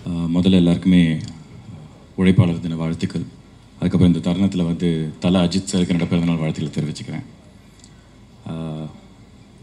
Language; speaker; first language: Tamil; native; Tamil